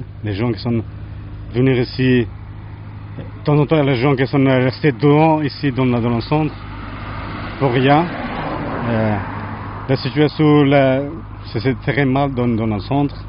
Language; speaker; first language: French; non-native, learner; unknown